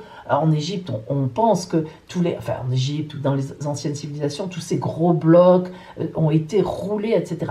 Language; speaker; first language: French; native; French